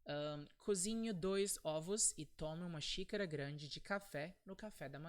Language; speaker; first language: Portuguese; non-native, fluent; English